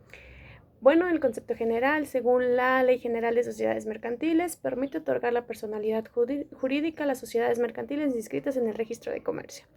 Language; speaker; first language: Spanish; native; Spanish